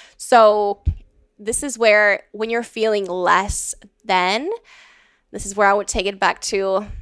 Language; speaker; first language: English; non-native, fluent; Latvian